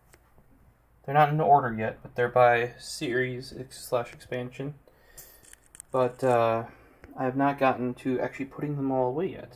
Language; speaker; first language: English; native; English